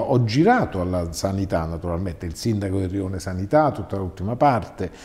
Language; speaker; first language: Italian; native; Italian